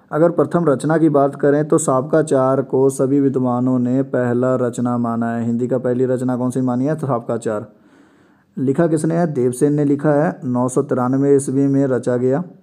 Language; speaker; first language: Hindi; non-native, local second language; Punjabi